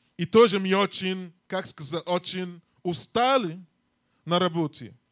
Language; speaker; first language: Russian; non-native, learner; English